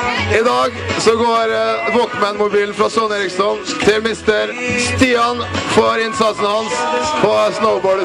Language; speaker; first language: Norwegian; native; Norwegian